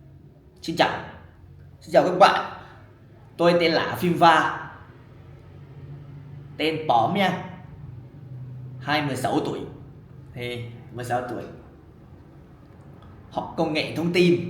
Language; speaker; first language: Vietnamese; non-native, learner; Lao